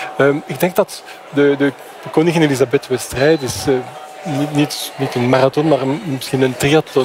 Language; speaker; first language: Dutch; non-native, fluent; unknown